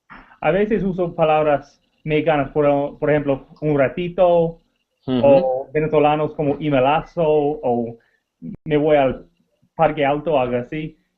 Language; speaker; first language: Spanish; non-native, learner; English